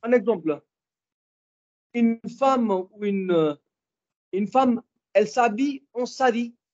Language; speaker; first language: French; non-native, fluent; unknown